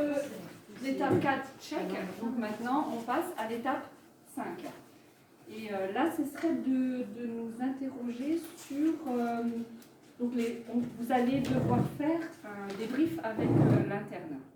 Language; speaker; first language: French; native; French